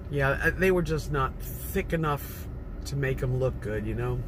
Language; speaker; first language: English; native; English